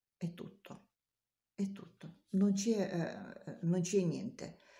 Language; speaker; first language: Italian; non-native, learner; Russian